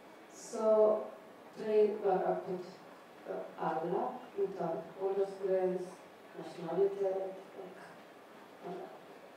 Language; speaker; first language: Swedish; non-native, learner; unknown